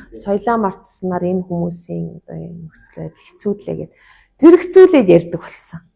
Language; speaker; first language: Mongolian; non-native, local second language; Kazakh